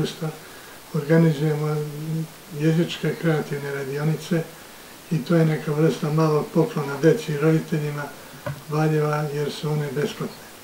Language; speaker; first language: Croatian; native; Croatian